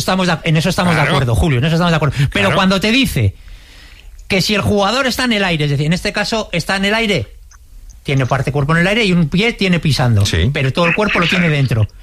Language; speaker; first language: Spanish; native; Spanish